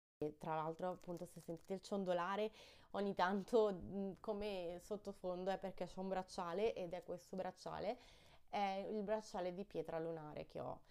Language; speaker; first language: Italian; early bilingual, heritage; Italian